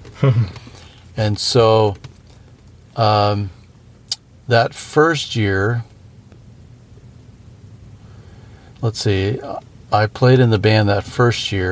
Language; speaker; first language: English; native; English